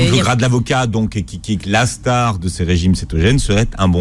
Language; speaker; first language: French; native; French